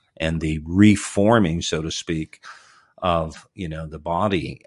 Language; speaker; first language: English; native; English